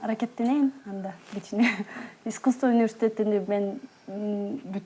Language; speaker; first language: Kyrgyz; non-native, local second language; Russian